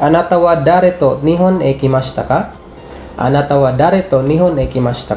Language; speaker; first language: Japanese; non-native, fluent; English